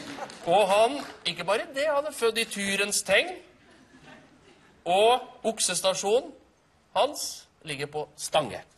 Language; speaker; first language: Norwegian; native; Norwegian